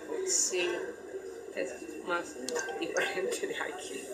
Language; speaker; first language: Spanish; non-native, learner; Japanese